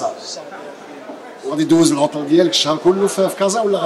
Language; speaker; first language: Arabic; native; Arabic